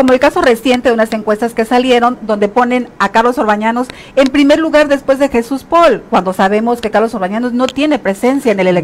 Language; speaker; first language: Spanish; native; Spanish